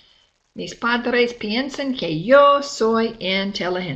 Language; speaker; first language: Spanish; non-native, fluent; English